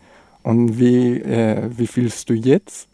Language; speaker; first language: German; non-native, learner; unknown